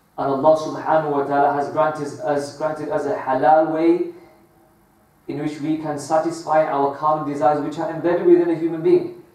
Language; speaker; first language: English; early bilingual, other home language; Urdu